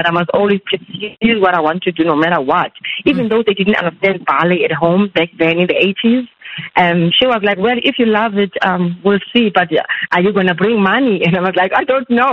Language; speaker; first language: English; non-native, local second language; Xhosa